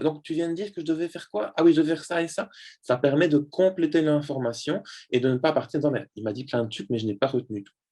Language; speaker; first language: French; native; French